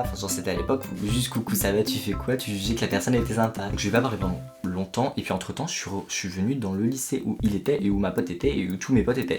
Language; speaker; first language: French; native; French